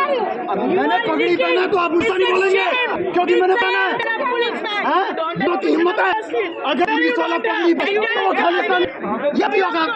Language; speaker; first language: Hindi; non-native, local second language; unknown